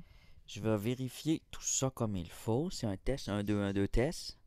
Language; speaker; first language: French; native; French